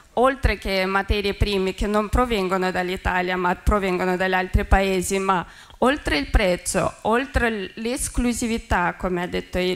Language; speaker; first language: Italian; non-native, fluent; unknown